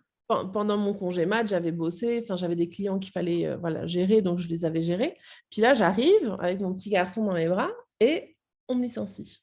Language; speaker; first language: French; native; French